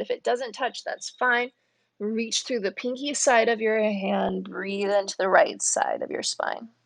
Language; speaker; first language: English; native; English